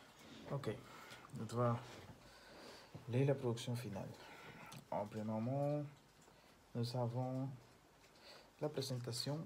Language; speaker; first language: French; non-native, learner; Spanish